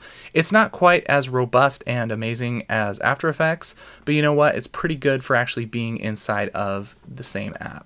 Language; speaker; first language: English; native; English